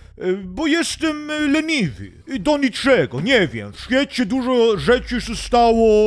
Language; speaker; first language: Polish; non-native, learner; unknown